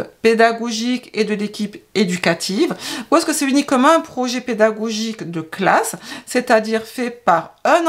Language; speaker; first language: French; native; French